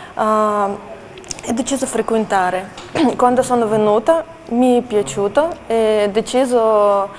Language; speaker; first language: Italian; non-native, fluent; Russian